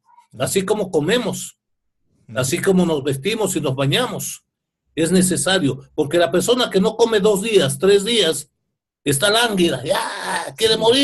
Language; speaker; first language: Spanish; native; Spanish